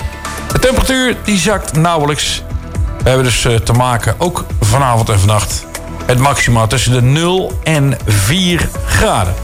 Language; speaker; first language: Dutch; native; Dutch